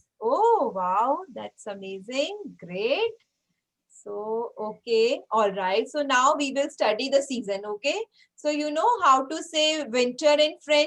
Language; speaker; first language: English; non-native, local second language; Hindi